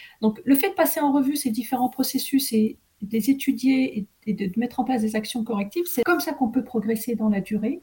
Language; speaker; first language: French; early bilingual, other home language; Arabic